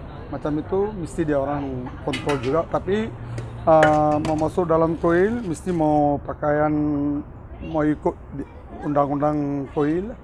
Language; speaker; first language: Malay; non-native, local second language; Tamil